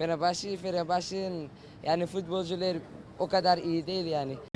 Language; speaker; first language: Turkish; non-native, learner; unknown